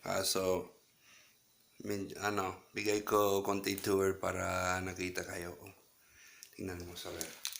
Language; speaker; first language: Filipino; non-native, learner; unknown